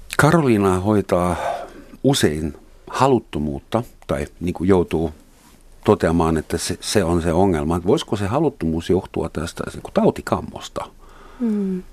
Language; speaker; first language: Finnish; non-native, fluent; Russian